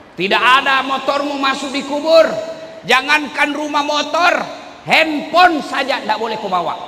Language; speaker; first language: Indonesian; non-native, local second language; Buginese